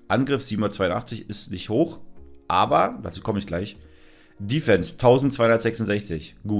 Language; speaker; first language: German; native; German